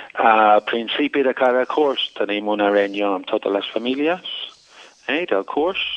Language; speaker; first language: Catalan; non-native, fluent; English